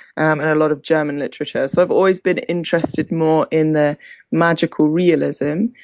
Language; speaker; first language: English; native; English